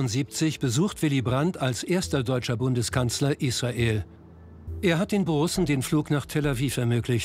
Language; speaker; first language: German; native; German